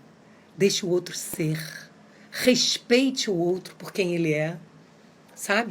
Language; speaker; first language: Portuguese; native; Portuguese